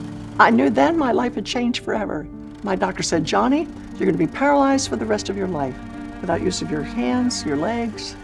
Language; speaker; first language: English; native; English